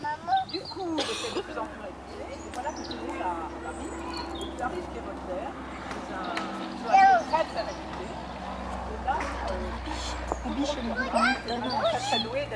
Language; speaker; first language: French; native; French